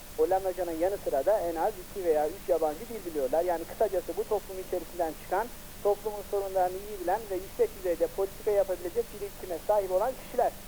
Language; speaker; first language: Turkish; native; Turkish